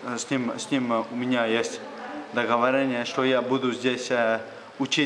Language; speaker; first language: Russian; non-native, learner; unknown